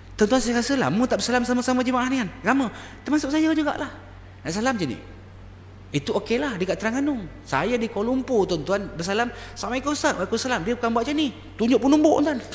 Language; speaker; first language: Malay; native; Malay